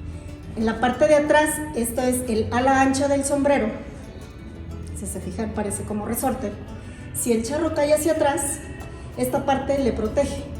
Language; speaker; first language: Spanish; native; Spanish